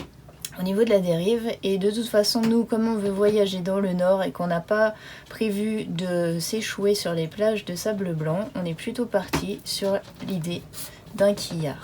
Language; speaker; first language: French; native; French